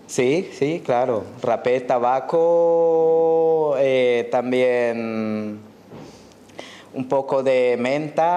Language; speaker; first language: Spanish; non-native, local second language; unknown